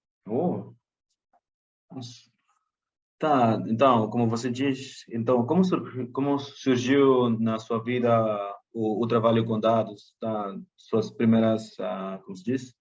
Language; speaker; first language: Portuguese; non-native, fluent; Spanish